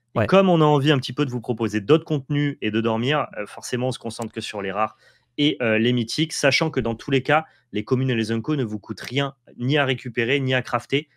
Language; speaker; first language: French; native; French